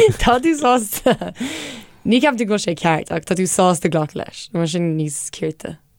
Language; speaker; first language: Irish; non-native, local second language; English